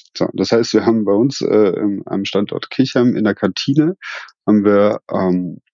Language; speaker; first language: German; native; German